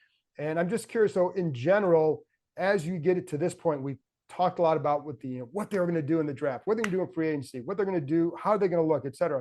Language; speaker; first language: English; native; English